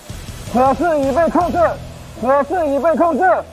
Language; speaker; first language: Chinese; native; Chinese